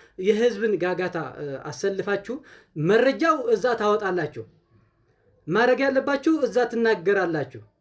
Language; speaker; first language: Amharic; non-native, local second language; Tigrinya